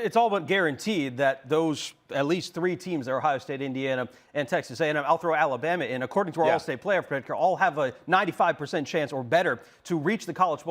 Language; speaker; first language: English; native; English